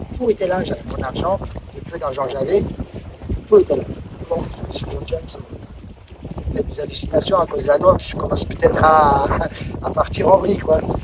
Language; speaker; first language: French; non-native, local second language; Arabic